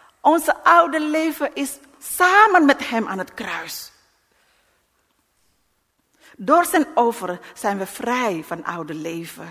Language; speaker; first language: Dutch; non-native, learner; Indonesian